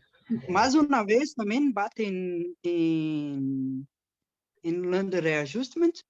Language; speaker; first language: Spanish; non-native, learner; Portuguese